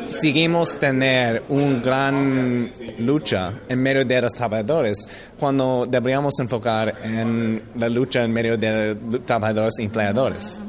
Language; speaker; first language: Spanish; early bilingual, heritage; English